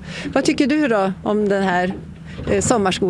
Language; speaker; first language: Swedish; native; Swedish